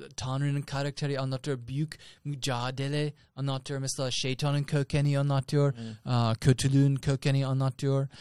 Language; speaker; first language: Turkish; non-native, fluent; English